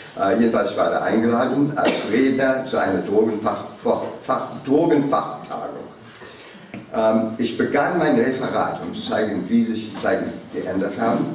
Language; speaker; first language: German; non-native, fluent; English